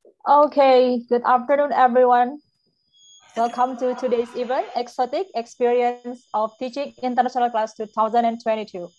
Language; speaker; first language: English; non-native, learner; Indonesian